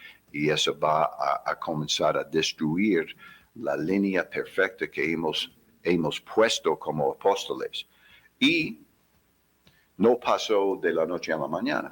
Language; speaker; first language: Spanish; non-native, fluent; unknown